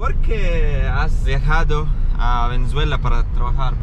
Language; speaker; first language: Spanish; non-native, learner; Arabic